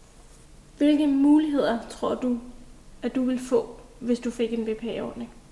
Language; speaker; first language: Danish; native; Danish